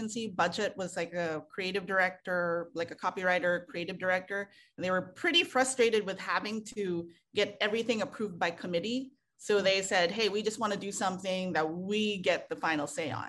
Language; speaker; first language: English; non-native, local second language; Filipino